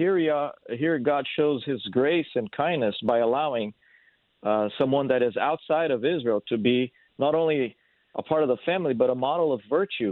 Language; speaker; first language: English; non-native, fluent; Portuguese